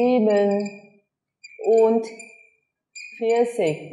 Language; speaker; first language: German; non-native, learner; Vietnamese